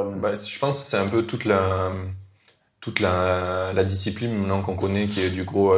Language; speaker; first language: French; native; French